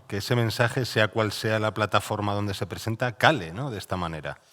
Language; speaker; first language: Spanish; native; Spanish